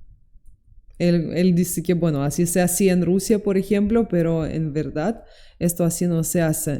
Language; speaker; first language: Spanish; non-native, fluent; Russian